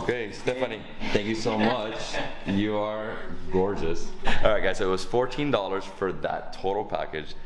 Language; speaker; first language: English; early bilingual, other home language; Spanish